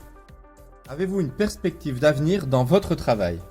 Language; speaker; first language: French; native; French